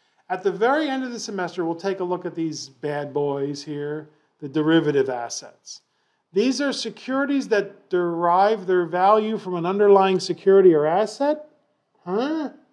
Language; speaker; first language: English; native; English